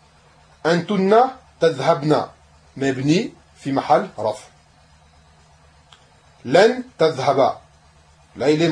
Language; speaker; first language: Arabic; non-native, fluent; French